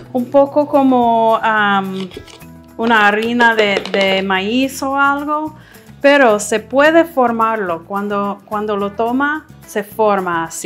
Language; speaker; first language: Spanish; non-native, fluent; English